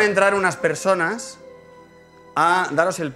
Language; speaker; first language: Spanish; native; Spanish